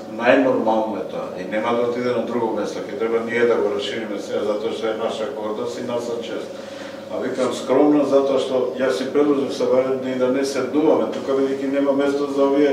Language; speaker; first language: Macedonian; native; Macedonian